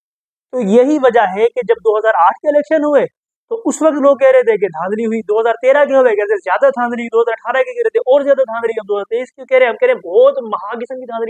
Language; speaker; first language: Urdu; native; Urdu